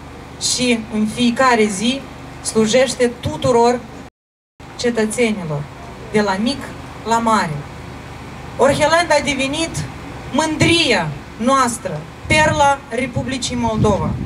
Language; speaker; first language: Romanian; non-native, local second language; Russian